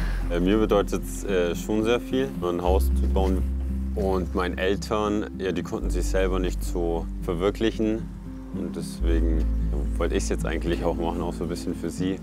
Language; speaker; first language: German; early bilingual, other home language; Polish